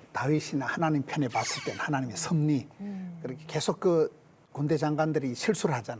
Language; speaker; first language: Korean; native; Korean